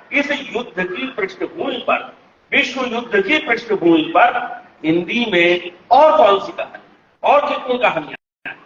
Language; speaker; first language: Hindi; native; Hindi